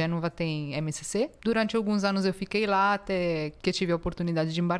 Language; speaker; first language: Portuguese; non-native, fluent; Italian